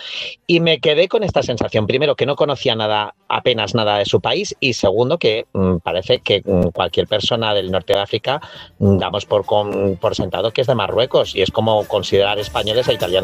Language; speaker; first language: Spanish; native; Spanish